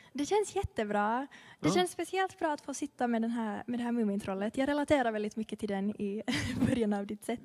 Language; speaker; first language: Swedish; early bilingual, heritage; Swedish